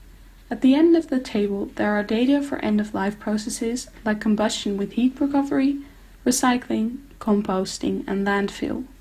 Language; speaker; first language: English; non-native, fluent; Dutch